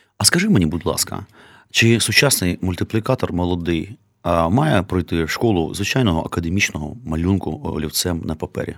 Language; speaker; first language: Ukrainian; native; Ukrainian